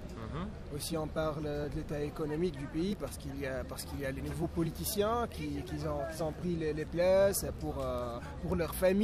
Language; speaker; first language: French; non-native, local second language; Arabic